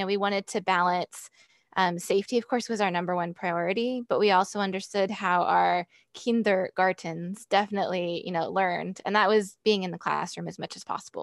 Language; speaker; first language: English; native; English